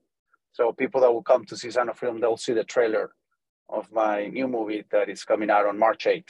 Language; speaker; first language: English; non-native, fluent; Spanish